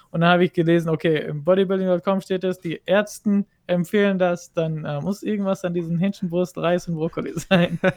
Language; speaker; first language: German; non-native, fluent; Hebrew